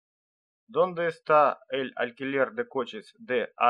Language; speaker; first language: Spanish; non-native, learner; Russian